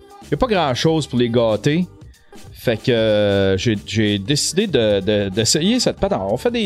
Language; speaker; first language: French; native; French